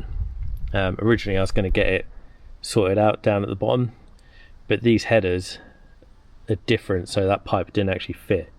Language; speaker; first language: English; native; English